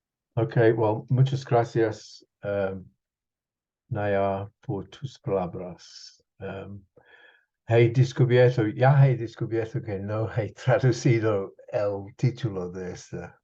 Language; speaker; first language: Spanish; non-native, fluent; English